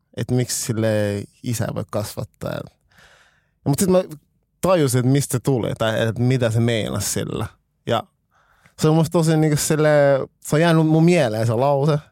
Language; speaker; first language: Finnish; early bilingual, other home language; French